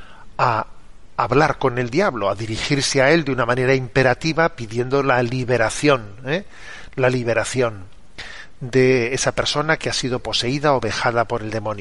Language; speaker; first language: Spanish; native; Spanish